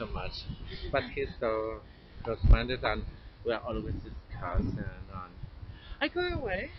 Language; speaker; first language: English; non-native, learner; Spanish